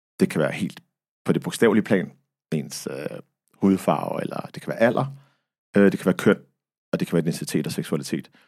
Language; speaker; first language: Danish; early bilingual, other home language; Arabic